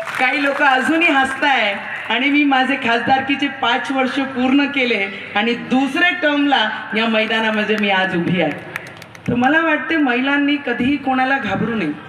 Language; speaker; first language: Marathi; non-native, local second language; Hindi